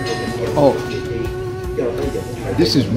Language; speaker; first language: English; native; English